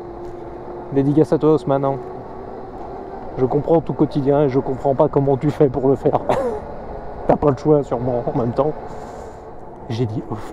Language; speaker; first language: French; native; French